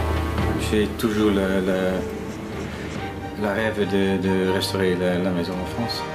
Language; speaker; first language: French; non-native, fluent; Dutch